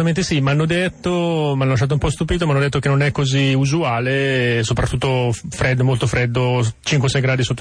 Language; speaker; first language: Italian; native; Italian